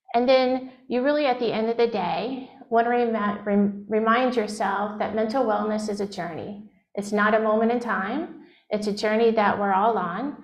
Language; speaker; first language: English; native; English